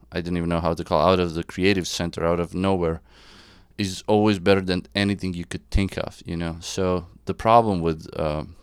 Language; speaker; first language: English; non-native, fluent; Serbian